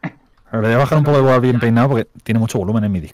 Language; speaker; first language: Spanish; native; Spanish